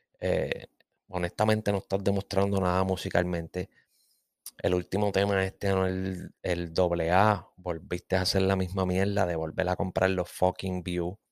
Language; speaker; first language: Spanish; native; Spanish